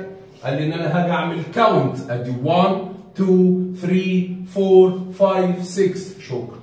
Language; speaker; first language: Arabic; native; Arabic